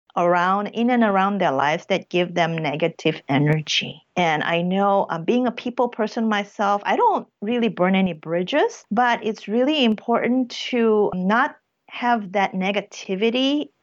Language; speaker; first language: English; early bilingual, other home language; Korean